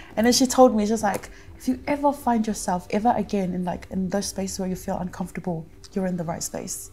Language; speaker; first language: English; early bilingual, other home language; Samoan